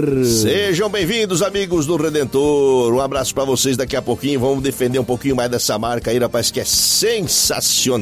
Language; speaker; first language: Portuguese; native; Portuguese